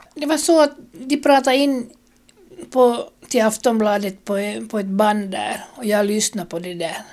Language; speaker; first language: Swedish; native; Swedish